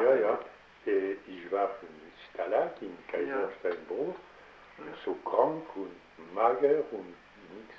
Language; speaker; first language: German; non-native, learner; French